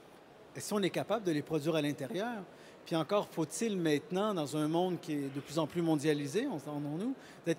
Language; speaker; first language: French; native; French